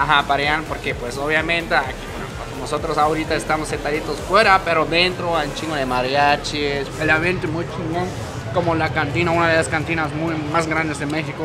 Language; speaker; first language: Spanish; non-native, fluent; German